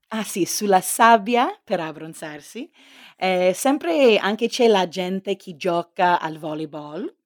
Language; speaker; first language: Italian; non-native, fluent; English